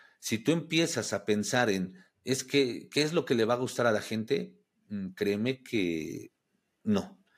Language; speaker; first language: Spanish; native; Spanish